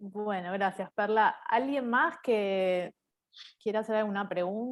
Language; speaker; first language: Spanish; native; Spanish